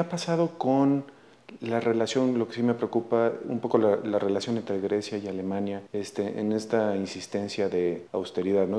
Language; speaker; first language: Spanish; native; Spanish